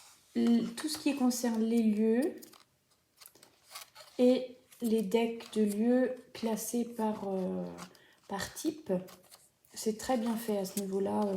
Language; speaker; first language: French; native; French